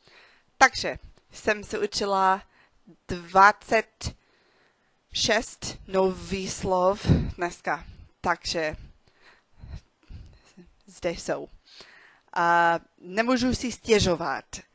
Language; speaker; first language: Czech; non-native, learner; English